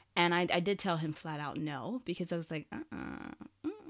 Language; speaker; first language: English; early bilingual, other home language; Haitian Creole